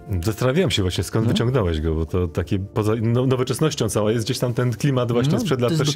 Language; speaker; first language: Polish; native; Polish